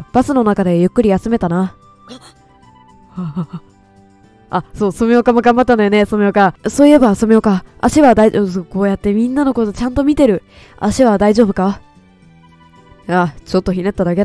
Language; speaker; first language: Japanese; native; Japanese